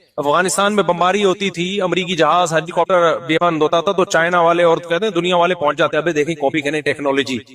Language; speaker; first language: Urdu; native; Urdu